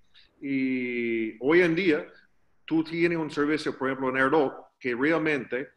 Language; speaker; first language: Spanish; non-native, learner; English